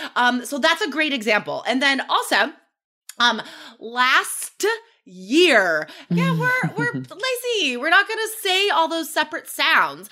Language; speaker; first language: English; native; English